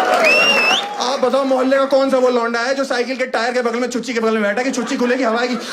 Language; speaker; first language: Hindi; native; Hindi